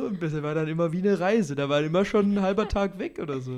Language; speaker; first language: German; native; German